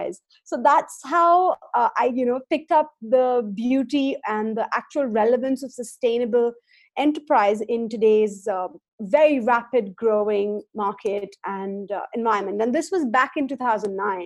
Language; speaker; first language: English; non-native, local second language; Hindi